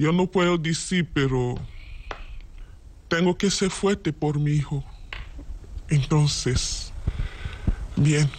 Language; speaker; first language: Spanish; non-native, learner; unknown